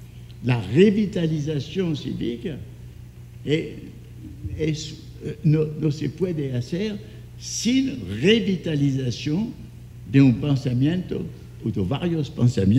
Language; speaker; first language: Spanish; non-native, fluent; French